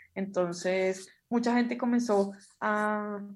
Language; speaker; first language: Spanish; native; Spanish